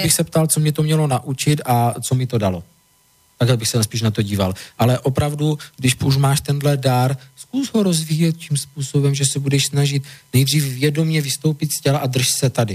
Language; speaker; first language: Czech; native; Czech